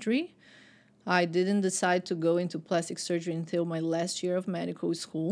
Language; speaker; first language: English; non-native, fluent; Portuguese